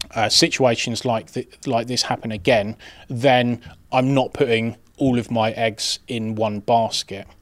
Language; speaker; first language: English; native; English